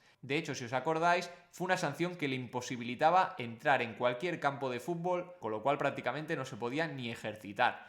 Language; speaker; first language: Spanish; native; Spanish